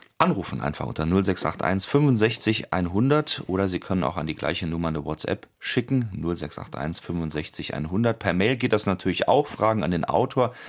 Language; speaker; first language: German; native; German